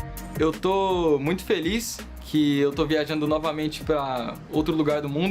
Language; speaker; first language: Portuguese; native; Portuguese